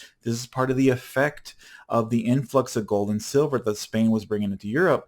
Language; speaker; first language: English; native; English